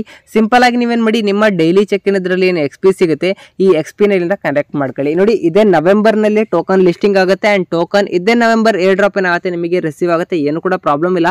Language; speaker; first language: Kannada; native; Kannada